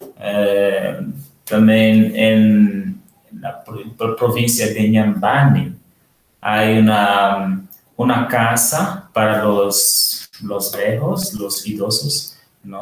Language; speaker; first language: Spanish; non-native, learner; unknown